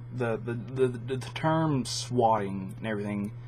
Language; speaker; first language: English; native; English